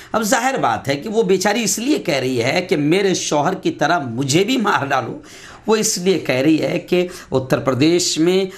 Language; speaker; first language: Urdu; native; Urdu